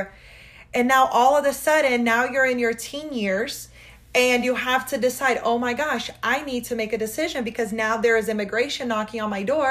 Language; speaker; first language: English; early bilingual, other home language; Portuguese